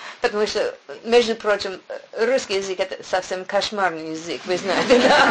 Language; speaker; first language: Russian; non-native, learner; English